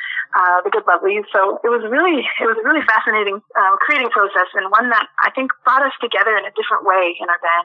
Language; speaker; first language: English; non-native, fluent; French